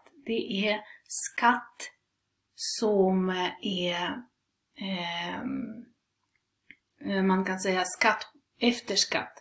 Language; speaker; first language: Swedish; non-native, fluent; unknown